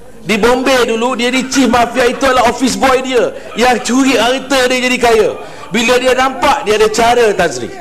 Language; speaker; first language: Malay; non-native, local second language; Tamil